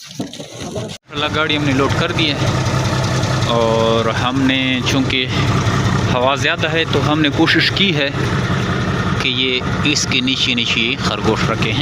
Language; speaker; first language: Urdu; non-native, local second language; Pashto